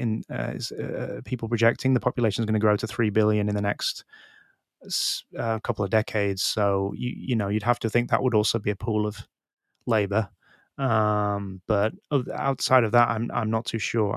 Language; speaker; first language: English; native; English